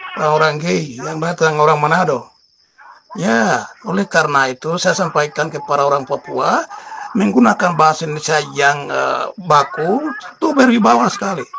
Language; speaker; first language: Indonesian; non-native, local second language; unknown